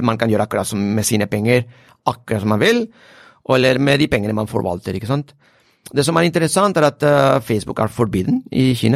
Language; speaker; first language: Swedish; non-native, fluent; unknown